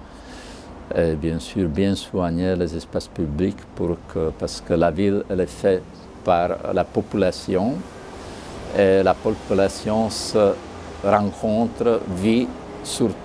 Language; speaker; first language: French; non-native, fluent; Slovak